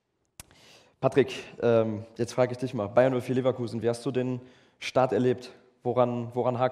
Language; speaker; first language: German; native; German